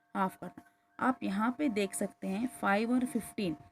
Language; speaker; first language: Hindi; non-native, local second language; Kannada